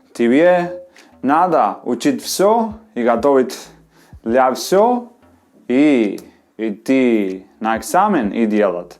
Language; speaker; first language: Russian; non-native, fluent; Spanish